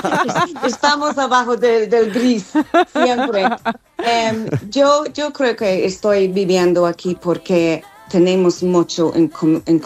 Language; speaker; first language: Spanish; non-native, fluent; English